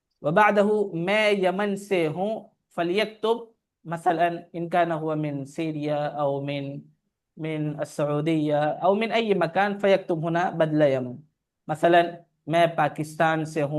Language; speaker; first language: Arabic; non-native, fluent; Urdu